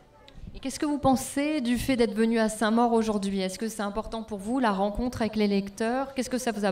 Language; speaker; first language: French; native; French